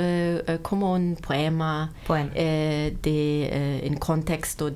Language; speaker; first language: Spanish; non-native, learner; German